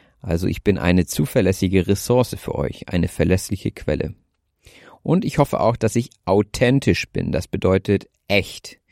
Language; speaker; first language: German; native; German